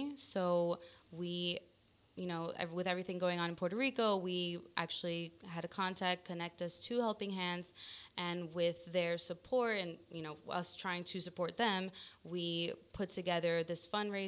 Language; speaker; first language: English; early bilingual, other home language; Spanish